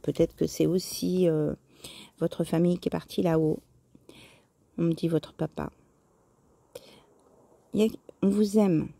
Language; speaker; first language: French; native; French